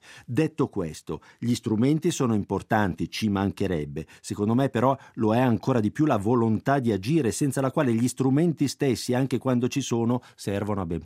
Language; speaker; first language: Italian; native; Italian